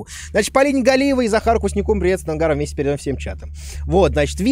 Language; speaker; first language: Russian; native; Russian